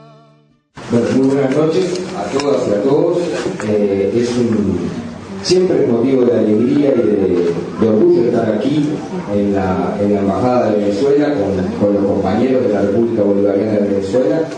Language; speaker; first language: Spanish; native; Spanish